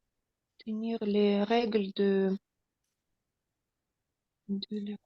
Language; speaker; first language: French; non-native, learner; Russian